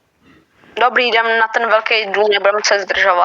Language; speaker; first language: Czech; native; Czech